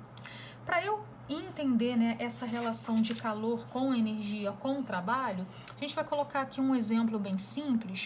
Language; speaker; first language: Portuguese; native; Portuguese